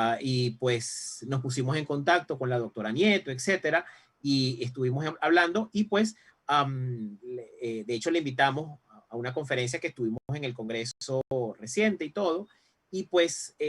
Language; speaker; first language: Spanish; native; Spanish